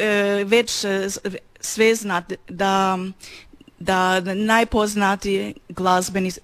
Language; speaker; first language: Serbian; non-native, learner; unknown